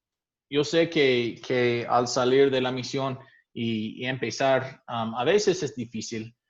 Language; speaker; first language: Spanish; non-native, fluent; English